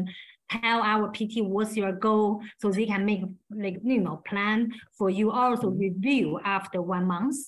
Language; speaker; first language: English; non-native, learner; Chinese